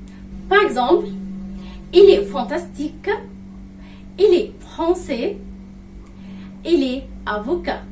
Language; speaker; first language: French; non-native, fluent; Arabic